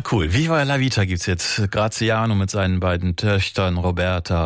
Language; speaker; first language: German; native; German